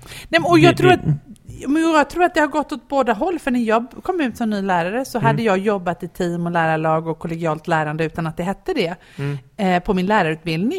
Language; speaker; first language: Swedish; native; Swedish